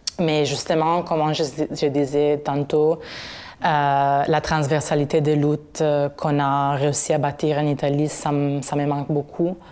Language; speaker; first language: French; non-native, fluent; Italian